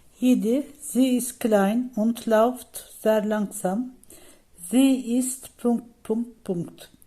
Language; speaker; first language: German; non-native, fluent; Turkish